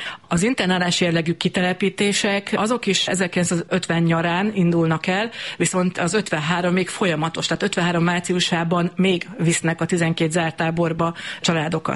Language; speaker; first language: Hungarian; native; Hungarian